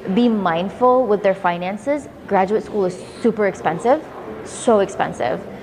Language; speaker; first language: English; early bilingual, other home language; Arabic